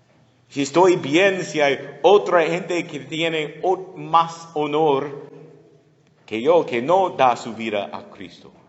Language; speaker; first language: Spanish; non-native, learner; English